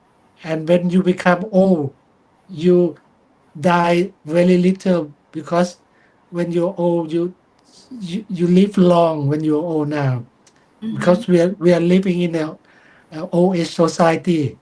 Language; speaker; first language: English; non-native, fluent; Thai